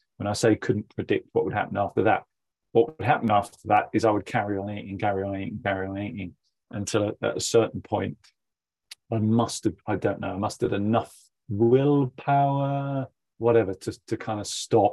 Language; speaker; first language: English; native; English